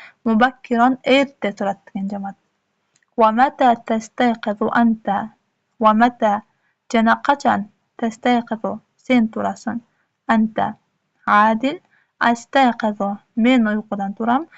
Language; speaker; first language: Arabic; non-native, fluent; Uzbek